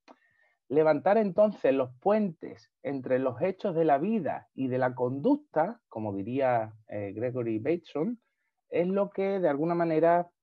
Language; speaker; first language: Spanish; native; Spanish